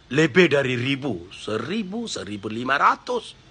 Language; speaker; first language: Malay; non-native, local second language; Tamil